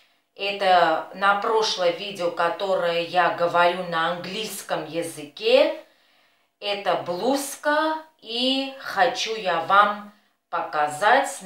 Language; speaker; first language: Russian; non-native, fluent; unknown